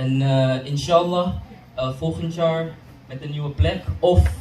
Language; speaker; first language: Dutch; early bilingual, other home language; Indonesian